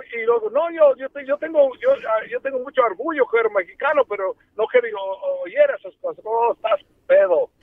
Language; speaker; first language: Spanish; early bilingual, heritage; Spanish